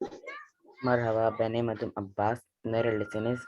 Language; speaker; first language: Turkish; non-native, learner; Urdu